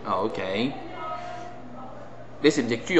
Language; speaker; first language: Cantonese; native; Cantonese